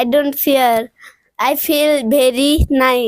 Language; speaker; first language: English; non-native, learner; Odia